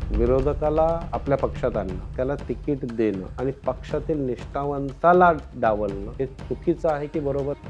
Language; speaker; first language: Marathi; native; Marathi